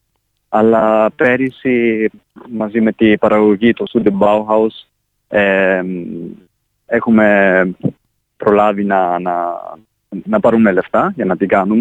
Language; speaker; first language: Greek; non-native, fluent; Italian